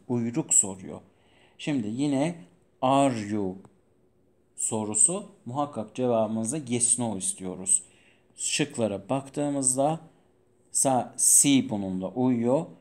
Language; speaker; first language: Turkish; non-native, fluent; Persian